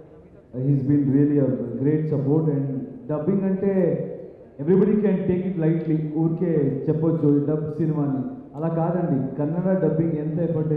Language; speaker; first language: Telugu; non-native, learner; Kannada